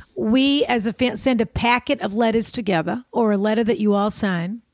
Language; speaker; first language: English; native; English